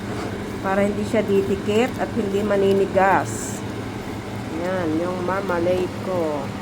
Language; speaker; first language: Filipino; native; Filipino